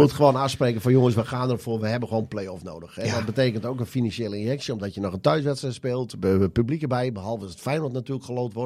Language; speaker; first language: Dutch; native; Dutch